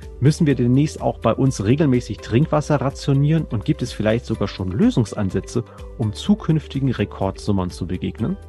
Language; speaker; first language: German; native; German